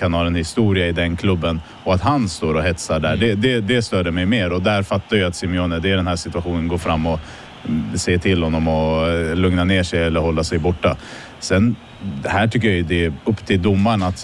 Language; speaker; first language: Swedish; native; Swedish